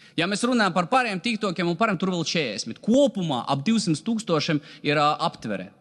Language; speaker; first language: Latvian; non-native, local second language; Russian